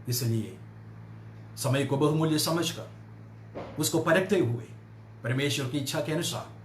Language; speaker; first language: Hindi; non-native, local second language; Malayalam